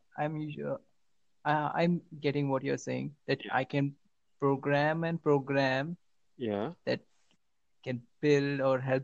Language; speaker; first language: English; non-native, local second language; Marathi